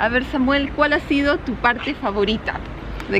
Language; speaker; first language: Spanish; native; Spanish